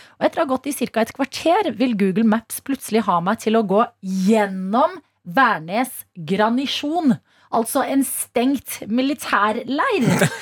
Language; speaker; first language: Norwegian; native; Norwegian